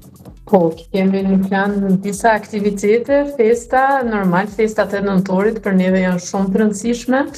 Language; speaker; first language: Albanian; early bilingual, heritage; Albanian